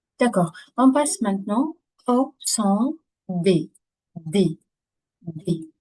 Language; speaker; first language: French; non-native, local second language; Arabic